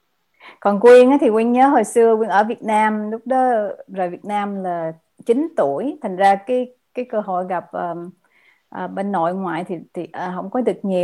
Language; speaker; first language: Vietnamese; native; Vietnamese